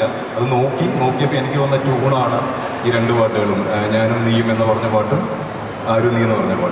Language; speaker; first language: Malayalam; native; Malayalam